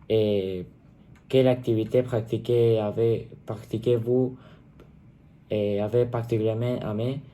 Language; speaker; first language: French; non-native, learner; Spanish